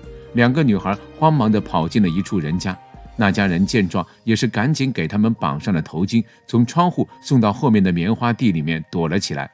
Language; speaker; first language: Chinese; native; Chinese